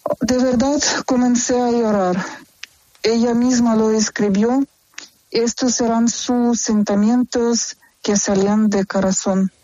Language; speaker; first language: Spanish; non-native, fluent; Ukrainian